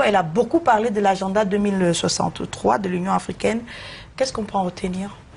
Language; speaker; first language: French; native; French